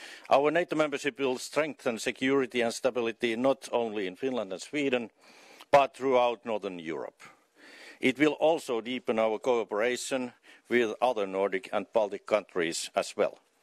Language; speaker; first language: English; non-native, fluent; Finnish